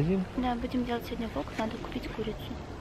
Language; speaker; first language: Russian; native; Russian